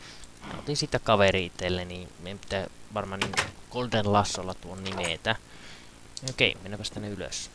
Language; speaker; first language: Finnish; native; Finnish